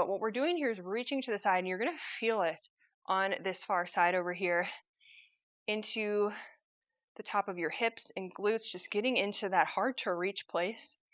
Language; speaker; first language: English; native; English